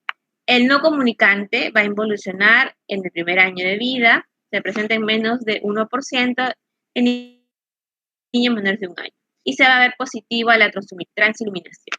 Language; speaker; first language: Spanish; native; Spanish